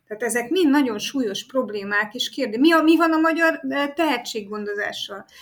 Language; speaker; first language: Hungarian; native; Hungarian